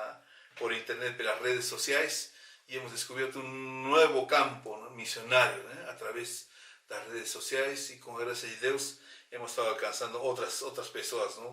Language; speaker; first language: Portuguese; non-native, fluent; Spanish